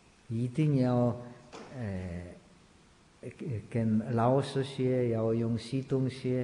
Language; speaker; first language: Chinese; non-native, fluent; Czech